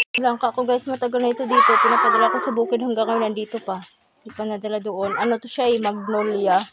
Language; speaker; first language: Filipino; non-native, local second language; Hiligaynon